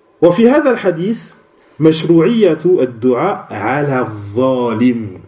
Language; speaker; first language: Arabic; non-native, fluent; French